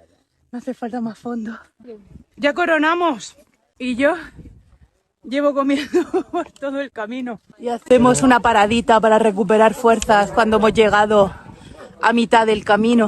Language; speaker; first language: Spanish; native; Spanish